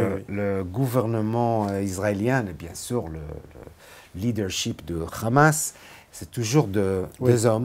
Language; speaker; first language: French; non-native, fluent; Hebrew